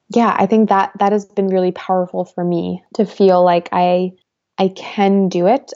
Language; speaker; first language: English; early bilingual, other home language; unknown